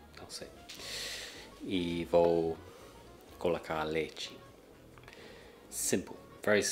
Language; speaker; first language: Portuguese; non-native, learner; English